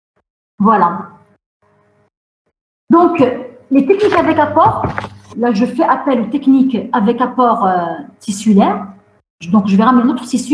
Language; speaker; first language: French; non-native, local second language; Arabic